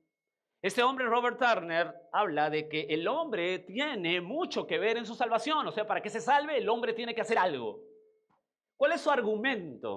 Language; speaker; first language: Spanish; native; Spanish